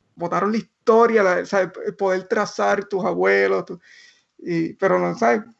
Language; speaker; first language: Spanish; native; Spanish